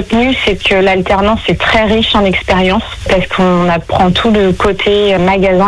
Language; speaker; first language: French; native; French